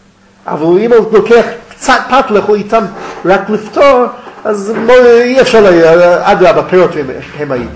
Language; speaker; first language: Hebrew; non-native, fluent; English